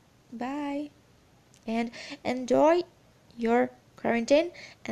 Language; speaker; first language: English; non-native, learner; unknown